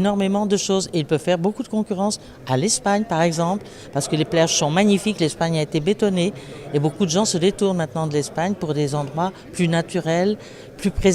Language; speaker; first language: French; native; French